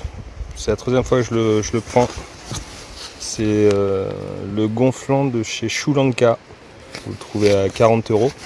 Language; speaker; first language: French; native; French